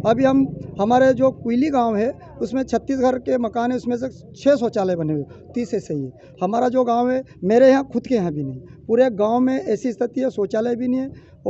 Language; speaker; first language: Hindi; native; Hindi